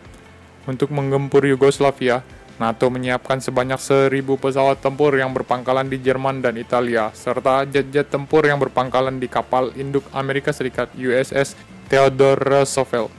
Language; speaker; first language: Indonesian; native; Indonesian